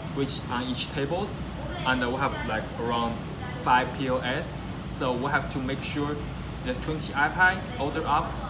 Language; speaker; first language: English; non-native, learner; Chinese